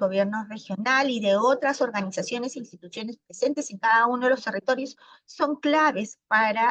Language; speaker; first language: Spanish; native; Spanish